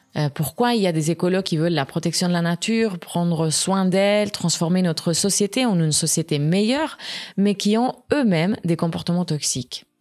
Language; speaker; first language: French; non-native, fluent; Spanish